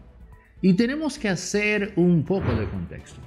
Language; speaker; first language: Spanish; native; Spanish